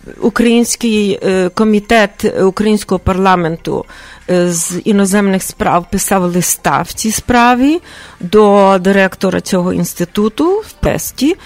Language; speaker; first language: Ukrainian; early bilingual, heritage; Ukrainian